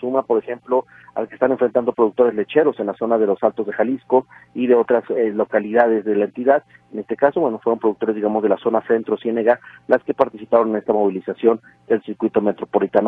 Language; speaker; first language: Spanish; native; Spanish